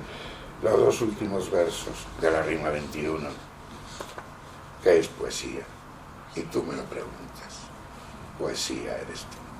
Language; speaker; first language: Spanish; native; Spanish